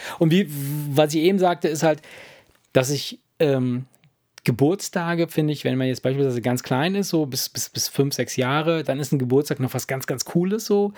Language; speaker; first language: German; early bilingual, other home language; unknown